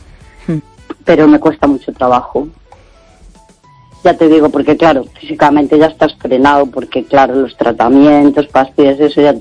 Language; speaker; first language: Spanish; native; Spanish